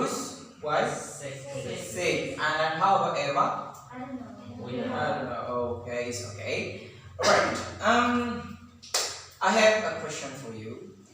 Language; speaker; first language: English; non-native, learner; Indonesian